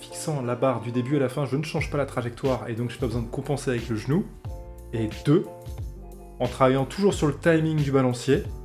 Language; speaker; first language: French; native; French